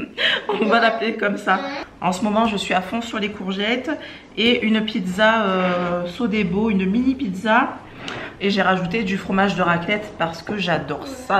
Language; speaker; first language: French; native; French